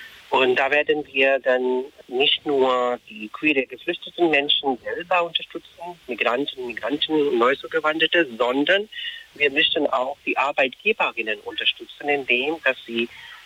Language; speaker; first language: German; non-native, fluent; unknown